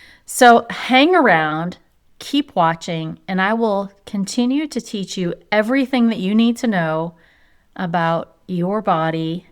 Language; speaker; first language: English; native; English